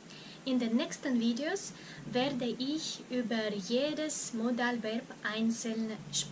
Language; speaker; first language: German; non-native, fluent; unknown